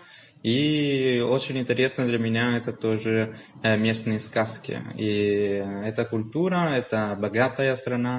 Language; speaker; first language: Russian; non-native, fluent; Italian